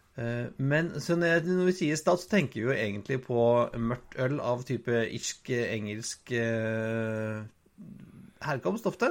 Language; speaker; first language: Norwegian; native; Norwegian